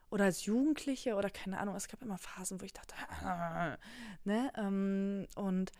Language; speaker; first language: German; non-native, local second language; Polish